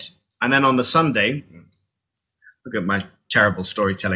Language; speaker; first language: English; native; English